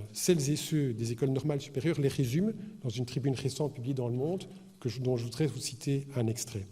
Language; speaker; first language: French; native; French